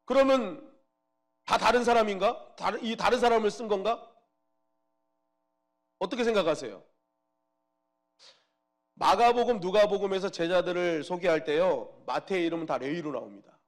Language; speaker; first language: Korean; native; Korean